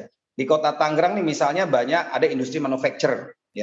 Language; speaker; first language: Indonesian; native; Indonesian